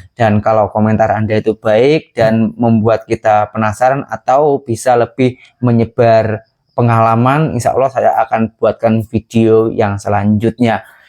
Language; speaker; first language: Indonesian; native; Indonesian